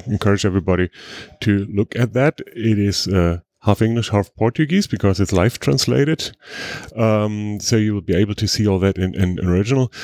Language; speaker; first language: English; non-native, fluent; German